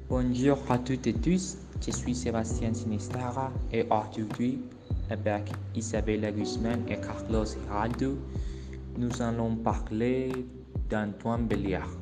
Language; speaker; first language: French; non-native, learner; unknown